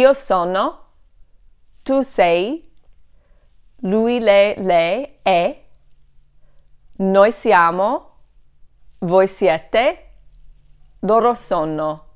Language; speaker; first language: Italian; non-native, fluent; English